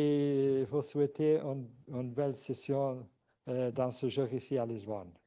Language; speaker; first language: French; non-native, fluent; Portuguese